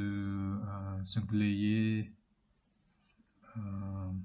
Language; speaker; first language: French; non-native, learner; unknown